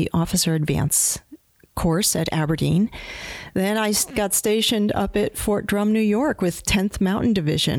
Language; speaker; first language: English; native; English